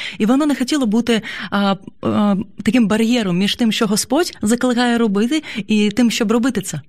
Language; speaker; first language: Ukrainian; native; Ukrainian